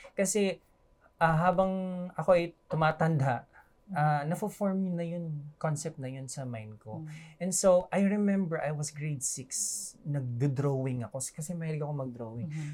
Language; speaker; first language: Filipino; non-native, local second language; Cebuano